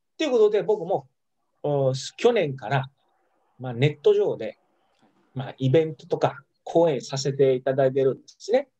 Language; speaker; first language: Japanese; non-native, fluent; Italian